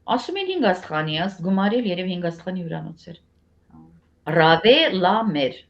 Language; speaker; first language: Armenian; native; Armenian